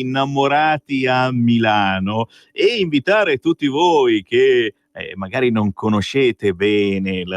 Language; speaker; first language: Italian; native; Italian